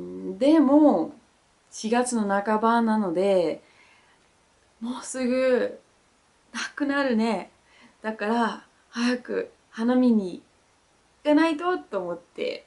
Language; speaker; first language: Japanese; non-native, learner; Danish